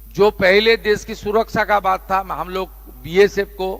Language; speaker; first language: Hindi; non-native, local second language; Bangla